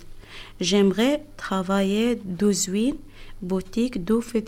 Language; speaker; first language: French; non-native, learner; Arabic